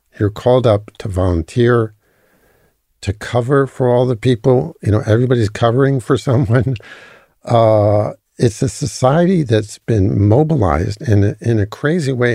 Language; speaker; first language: English; native; English